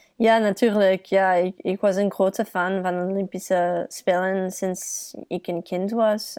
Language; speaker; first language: Dutch; early bilingual, heritage; English